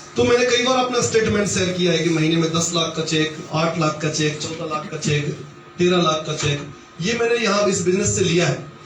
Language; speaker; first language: Hindi; native; Hindi